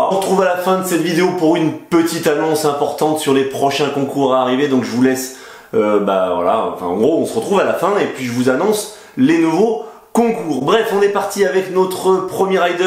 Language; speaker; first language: French; native; French